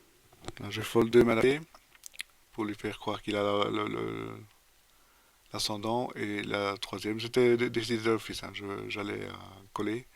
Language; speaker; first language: French; native; French